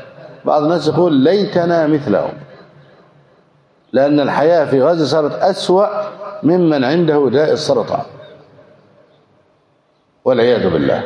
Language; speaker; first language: Arabic; native; Arabic